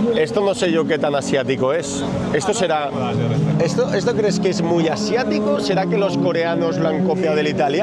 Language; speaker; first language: Spanish; native; Spanish